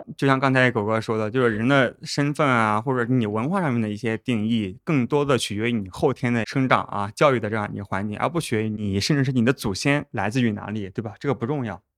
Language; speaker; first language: Chinese; native; Chinese